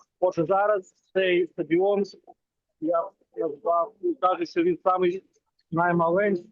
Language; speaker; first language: Ukrainian; non-native, local second language; Russian